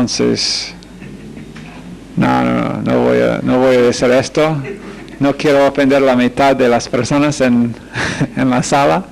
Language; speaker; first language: Spanish; non-native, fluent; English